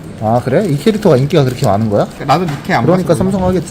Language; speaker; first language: Korean; native; Korean